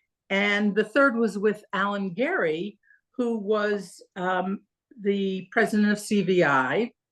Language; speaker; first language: English; native; English